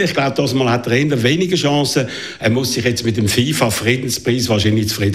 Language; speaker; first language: German; native; German